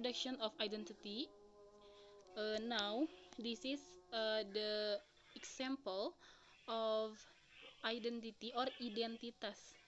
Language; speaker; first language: English; non-native, learner; Indonesian